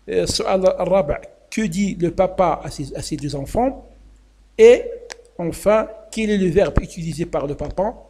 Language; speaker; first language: French; non-native, local second language; Arabic